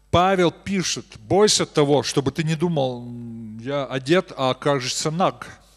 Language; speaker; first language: Russian; native; Russian